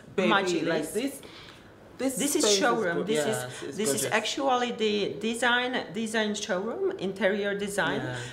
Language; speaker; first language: English; non-native, learner; Polish